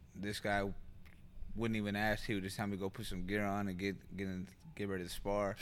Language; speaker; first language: English; native; English